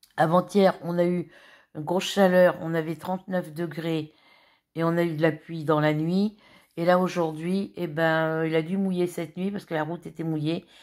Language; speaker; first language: French; native; French